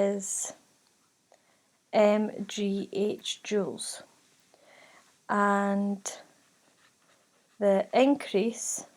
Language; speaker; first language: English; native; English